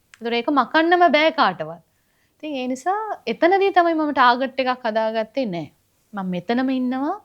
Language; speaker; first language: Sinhala; non-native, local second language; Tamil